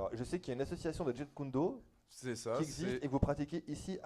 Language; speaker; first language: French; native; French